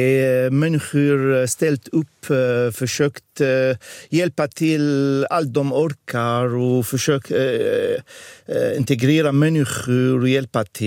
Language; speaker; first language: Swedish; non-native, fluent; Arabic